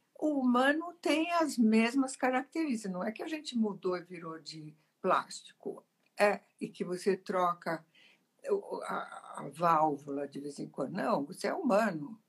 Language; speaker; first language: Portuguese; early bilingual, other home language; Italian